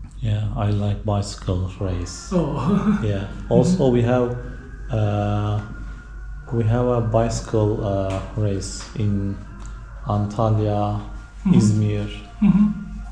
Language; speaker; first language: English; non-native, learner; Turkish